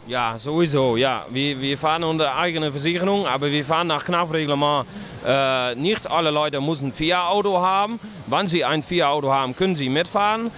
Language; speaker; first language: German; non-native, learner; Dutch